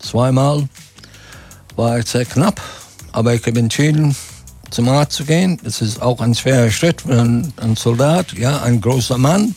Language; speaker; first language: German; non-native, fluent; English